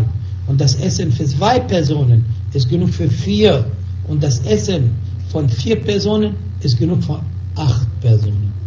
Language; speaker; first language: German; non-native, fluent; Arabic